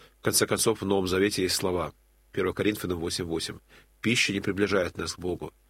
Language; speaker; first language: Russian; native; Russian